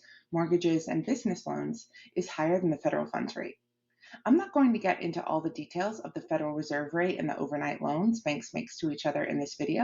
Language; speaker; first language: English; native; English